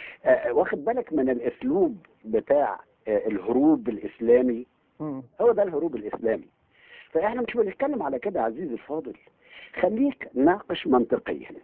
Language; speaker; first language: Arabic; native; Arabic